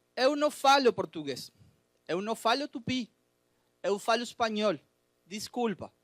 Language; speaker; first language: Portuguese; non-native, learner; Spanish